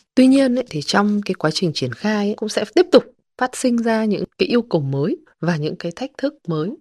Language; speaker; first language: Vietnamese; native; Vietnamese